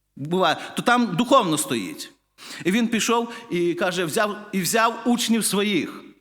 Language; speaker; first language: Ukrainian; non-native, fluent; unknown